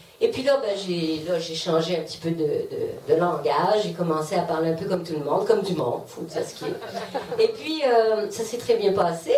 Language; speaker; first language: French; native; French